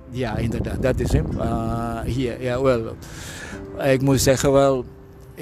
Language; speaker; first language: Dutch; non-native, fluent; Indonesian